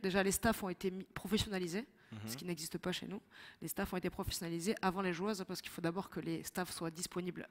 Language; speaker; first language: French; native; French